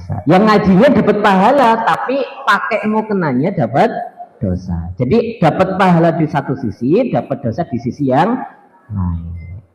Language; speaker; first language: Indonesian; native; Indonesian